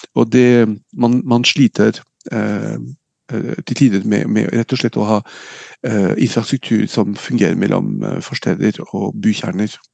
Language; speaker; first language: Norwegian; non-native, fluent; French